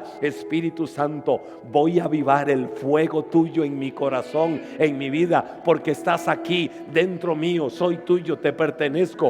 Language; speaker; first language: Spanish; native; Spanish